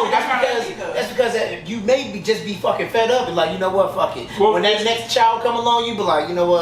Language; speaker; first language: English; native; English